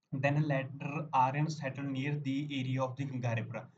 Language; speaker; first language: English; non-native, local second language; Punjabi